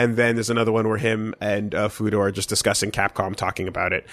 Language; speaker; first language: English; native; English